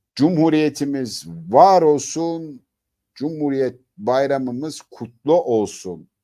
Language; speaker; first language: Turkish; native; Turkish